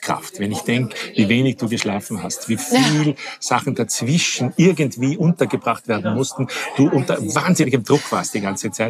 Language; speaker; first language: German; native; German